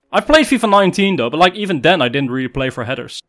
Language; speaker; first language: English; non-native, fluent; Dutch